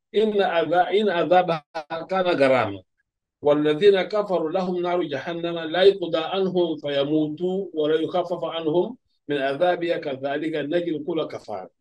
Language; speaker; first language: Arabic; non-native, fluent; Urdu